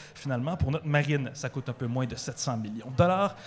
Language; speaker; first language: French; native; French